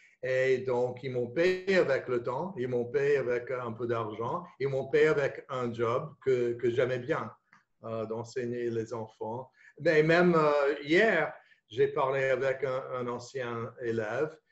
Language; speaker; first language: French; non-native, fluent; English